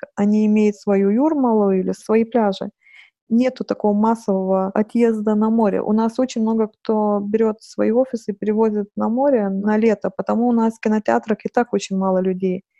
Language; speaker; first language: Russian; non-native, fluent; Lithuanian